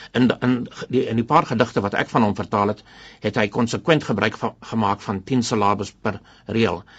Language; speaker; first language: Afrikaans; non-native, local second language; English